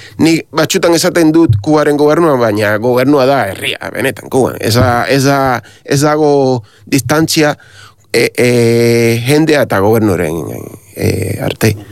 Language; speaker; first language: Basque; non-native, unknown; Spanish